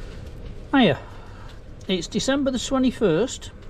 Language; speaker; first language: English; native; English